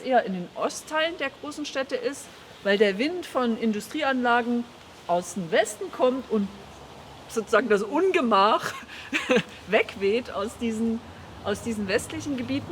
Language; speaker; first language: German; native; German